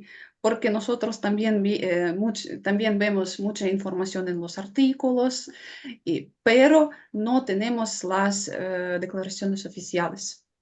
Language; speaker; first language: Spanish; non-native, fluent; Ukrainian